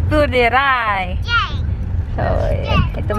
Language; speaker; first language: Filipino; non-native, local second language; Cebuano